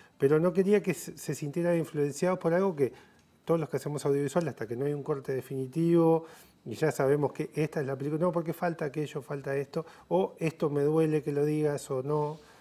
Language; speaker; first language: Spanish; native; Spanish